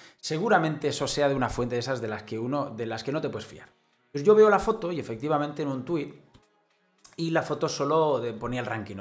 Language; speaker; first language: Spanish; native; Spanish